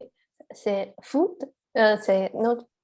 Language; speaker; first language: French; non-native, learner; Chinese